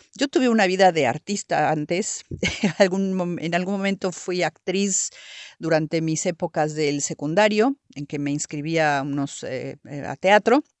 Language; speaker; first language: Spanish; native; Spanish